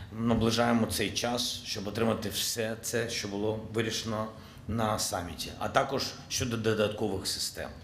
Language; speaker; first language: Ukrainian; non-native, local second language; Russian